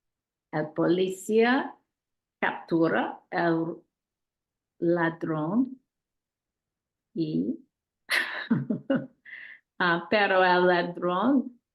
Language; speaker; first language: Spanish; non-native, learner; English